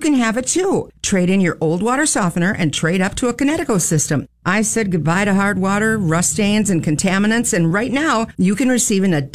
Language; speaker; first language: English; native; English